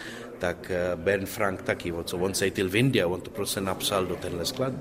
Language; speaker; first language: Czech; non-native, learner; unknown